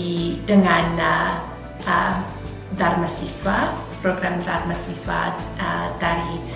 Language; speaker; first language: Indonesian; non-native, learner; English